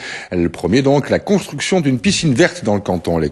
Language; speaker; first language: French; native; French